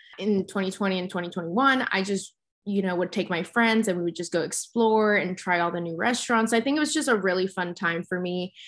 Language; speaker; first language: English; early bilingual, other home language; Spanish